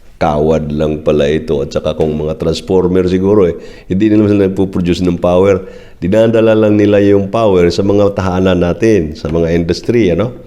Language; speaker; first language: Filipino; non-native, local second language; Cebuano